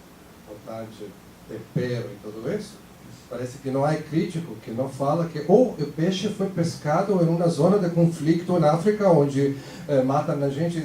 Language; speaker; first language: Portuguese; non-native, fluent; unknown